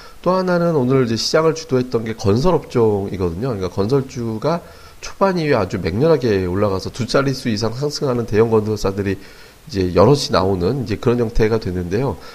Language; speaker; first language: Korean; native; Korean